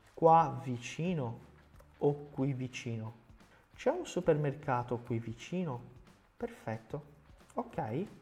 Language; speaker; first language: Italian; non-native, fluent; Portuguese